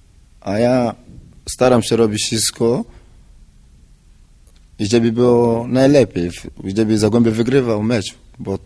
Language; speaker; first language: Polish; non-native, learner; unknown